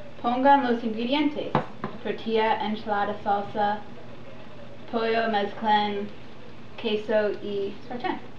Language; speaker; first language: Spanish; non-native, learner; English